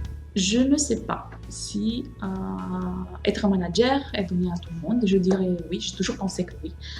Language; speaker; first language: French; non-native, fluent; Romanian